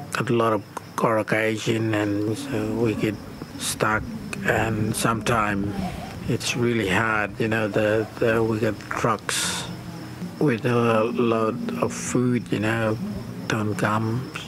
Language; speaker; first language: English; native; English